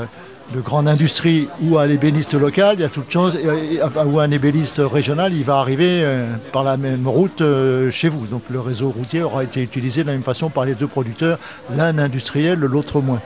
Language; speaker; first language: French; native; French